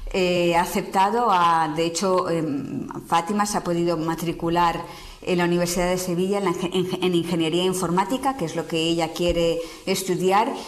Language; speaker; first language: Spanish; native; Spanish